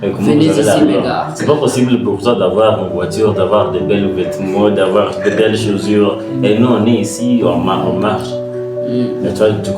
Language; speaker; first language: French; non-native, learner; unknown